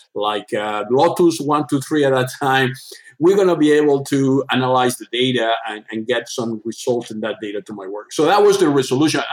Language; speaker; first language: English; non-native, fluent; Spanish